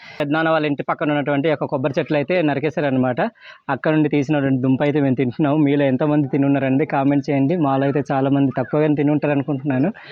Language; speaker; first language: Telugu; non-native, local second language; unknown